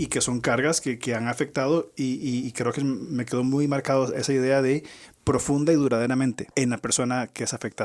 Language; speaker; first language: Spanish; native; Spanish